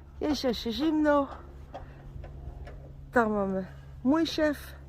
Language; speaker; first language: Polish; non-native, learner; Dutch